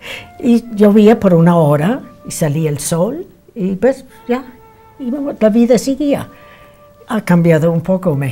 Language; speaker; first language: Spanish; non-native, fluent; English